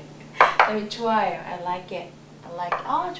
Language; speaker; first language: English; non-native, learner; Korean